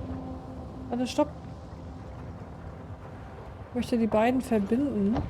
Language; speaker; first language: German; native; German